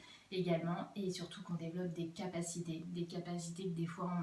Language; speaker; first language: French; native; French